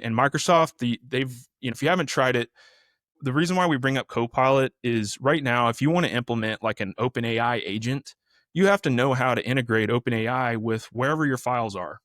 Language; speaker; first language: English; native; English